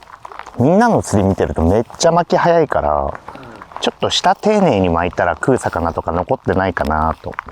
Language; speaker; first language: Japanese; native; Japanese